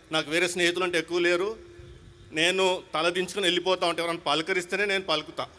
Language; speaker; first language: Telugu; non-native, local second language; Urdu